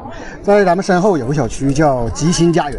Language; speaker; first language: Chinese; native; Chinese